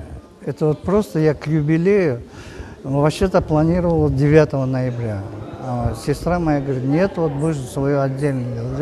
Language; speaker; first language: Russian; native; Russian